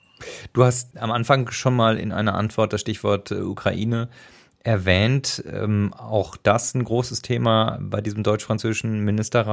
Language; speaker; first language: German; native; German